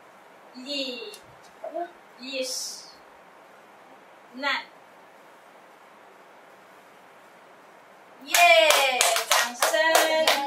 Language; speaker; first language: Chinese; non-native, local second language; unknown